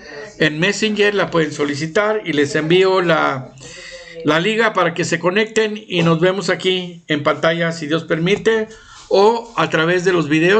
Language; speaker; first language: Spanish; native; Spanish